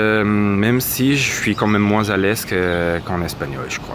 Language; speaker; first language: French; non-native, fluent; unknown